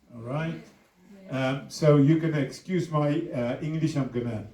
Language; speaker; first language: English; non-native, local second language; Afrikaans